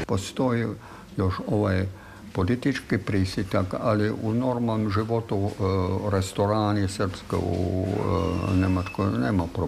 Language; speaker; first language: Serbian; non-native, fluent; German